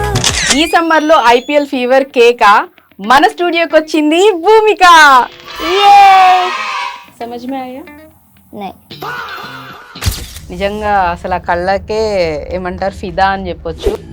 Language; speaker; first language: Telugu; native; Telugu